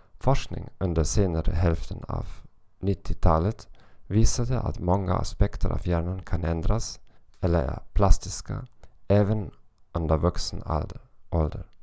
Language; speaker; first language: Swedish; non-native, learner; German